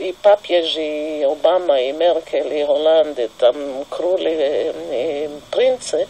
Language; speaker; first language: Polish; non-native, fluent; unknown